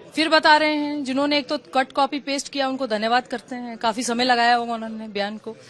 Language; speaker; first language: Hindi; native; Hindi